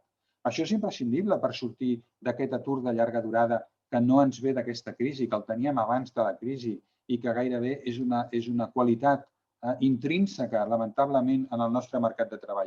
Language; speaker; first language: Catalan; native; Catalan